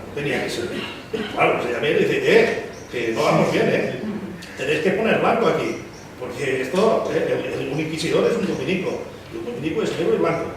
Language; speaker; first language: Spanish; non-native, local second language; Catalan